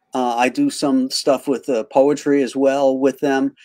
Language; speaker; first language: English; native; English